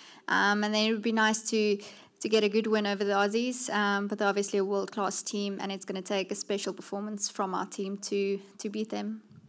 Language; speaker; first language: English; non-native, local second language; Afrikaans